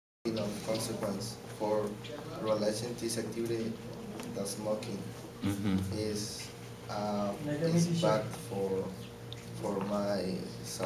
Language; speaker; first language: English; non-native, learner; Spanish